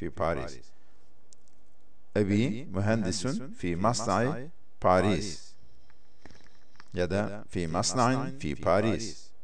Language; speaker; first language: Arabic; non-native, fluent; Turkish